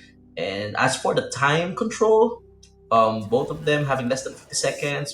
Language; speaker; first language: English; non-native, local second language; Filipino